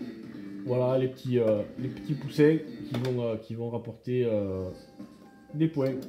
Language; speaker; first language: French; native; French